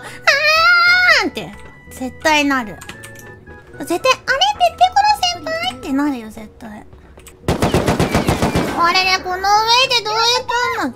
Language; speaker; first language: Japanese; native; Japanese